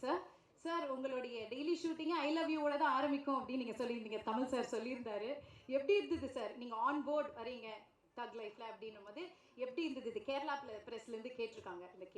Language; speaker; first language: Tamil; native; Tamil